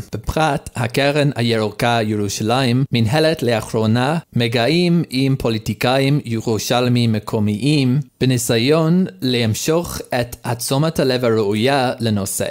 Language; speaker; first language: Hebrew; non-native, learner; English